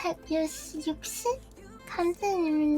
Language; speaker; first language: Korean; non-native, learner; Japanese